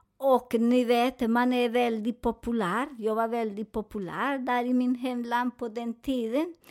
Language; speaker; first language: Swedish; non-native, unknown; Spanish